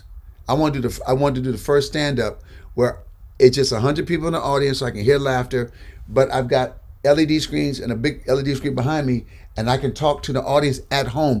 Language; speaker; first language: English; native; English